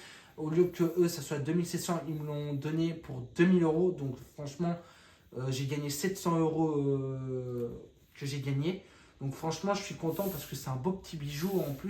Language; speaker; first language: French; native; French